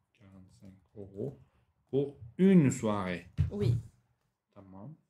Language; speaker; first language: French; non-native, fluent; Turkish